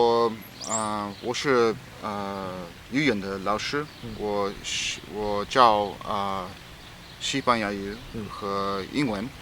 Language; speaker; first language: Chinese; non-native, learner; English